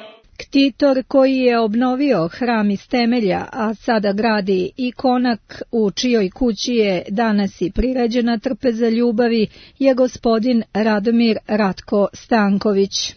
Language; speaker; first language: Croatian; native; Croatian